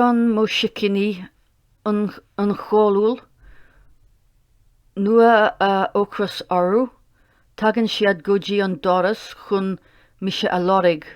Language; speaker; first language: Irish; non-native, learner; English